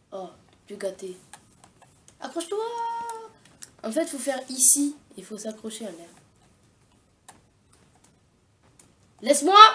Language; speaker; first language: French; native; French